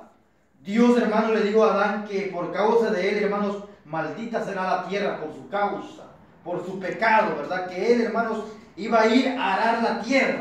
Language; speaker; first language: Spanish; native; Spanish